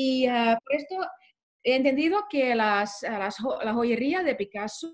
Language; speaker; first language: Spanish; non-native, learner; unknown